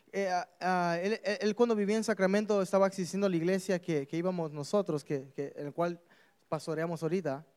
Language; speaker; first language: Spanish; early bilingual, heritage; Spanish